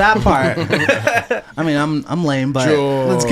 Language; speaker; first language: English; native; English